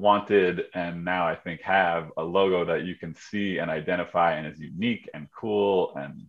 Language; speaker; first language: English; native; English